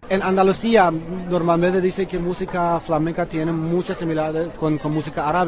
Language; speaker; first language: Spanish; non-native, fluent; Persian